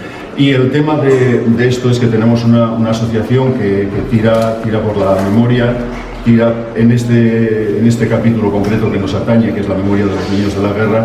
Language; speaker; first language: Spanish; native; Spanish